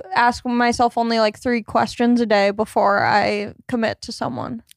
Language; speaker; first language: English; native; English